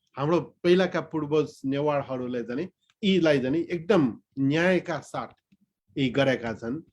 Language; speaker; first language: Nepali; non-native, local second language; Newari